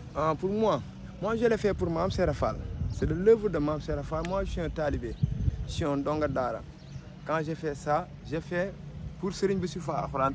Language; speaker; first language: French; non-native, local second language; Wolof